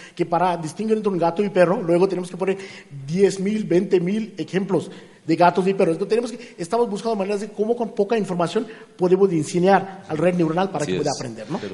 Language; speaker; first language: Spanish; non-native, fluent; Hindi